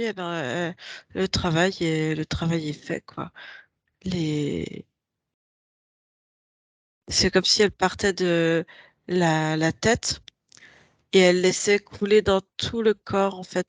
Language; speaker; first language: French; native; French